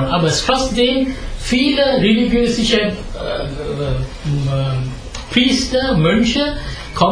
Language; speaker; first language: German; non-native, fluent; Sinhala